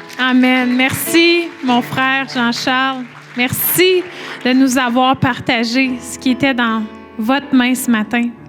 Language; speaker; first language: French; native; French